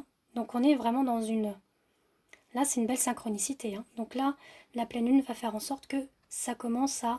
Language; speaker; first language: French; native; French